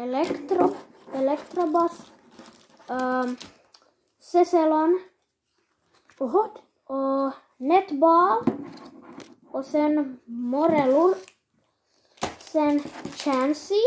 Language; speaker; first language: Swedish; early bilingual, other home language; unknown